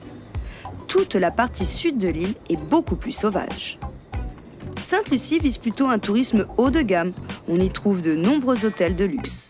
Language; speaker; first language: French; native; French